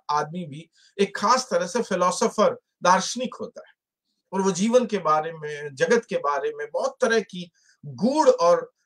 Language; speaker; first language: Hindi; native; Hindi